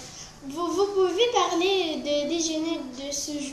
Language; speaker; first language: French; non-native, learner; Arabic